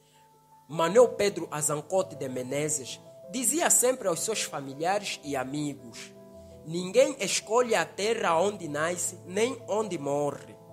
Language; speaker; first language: Portuguese; native; Portuguese